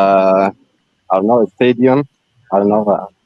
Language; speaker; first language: English; non-native, learner; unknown